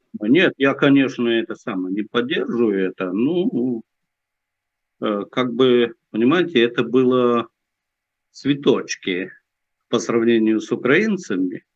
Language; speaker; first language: Russian; native; Russian